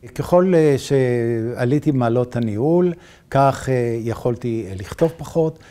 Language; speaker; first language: Hebrew; native; Hebrew